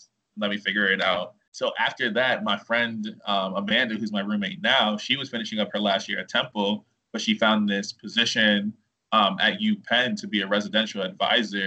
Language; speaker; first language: English; native; English